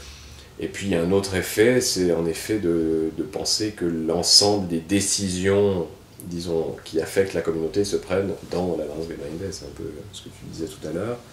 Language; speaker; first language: French; native; French